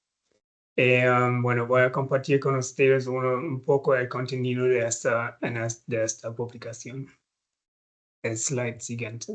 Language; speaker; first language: Spanish; non-native, fluent; German